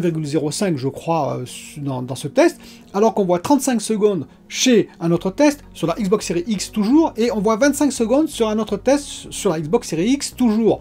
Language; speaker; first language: French; native; French